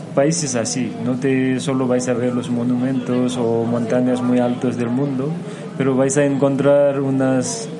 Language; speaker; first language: Spanish; non-native, fluent; Nepali